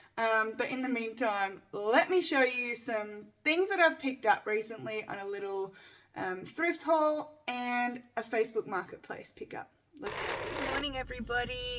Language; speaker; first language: English; native; English